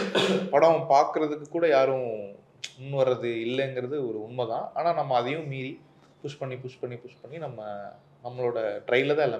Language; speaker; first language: Tamil; native; Tamil